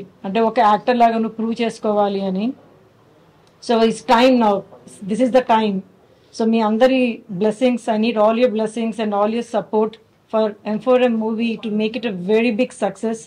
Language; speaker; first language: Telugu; early bilingual, heritage; Telugu